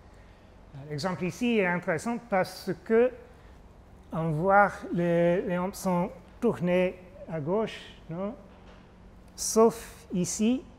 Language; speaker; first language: French; non-native, fluent; English